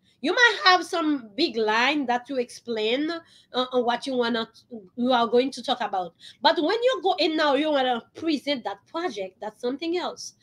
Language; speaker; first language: English; non-native, fluent; Haitian Creole